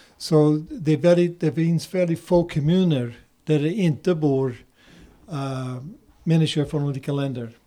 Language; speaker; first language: Swedish; non-native, fluent; English